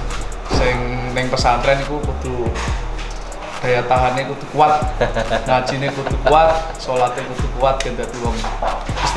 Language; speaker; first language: Indonesian; non-native, local second language; Javanese